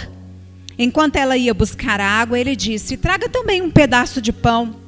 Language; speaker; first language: Portuguese; native; Portuguese